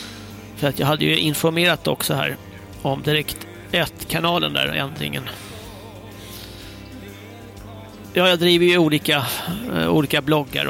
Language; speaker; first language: Swedish; native; Swedish